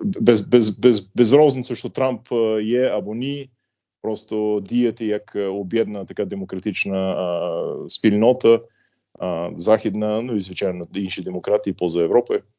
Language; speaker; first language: Ukrainian; non-native, fluent; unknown